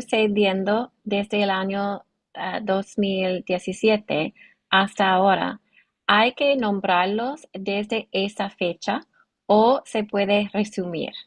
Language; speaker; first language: Spanish; non-native, learner; English